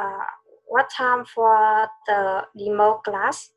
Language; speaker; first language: English; non-native, learner; Vietnamese